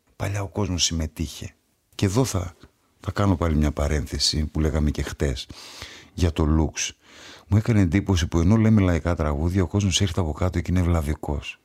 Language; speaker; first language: Greek; native; Greek